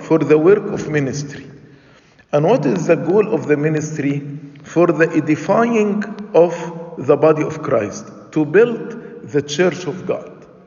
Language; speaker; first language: English; non-native, fluent; Arabic